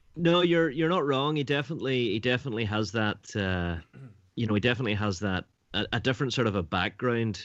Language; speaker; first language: English; native; English